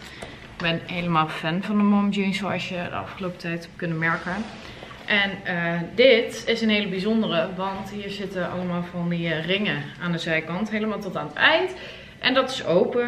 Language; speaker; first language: Dutch; native; Dutch